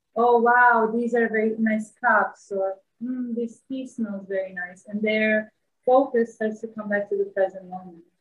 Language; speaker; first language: English; non-native, fluent; Bosnian